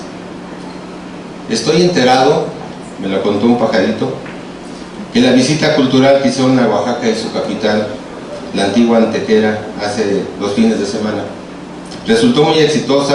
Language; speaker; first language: Spanish; native; Spanish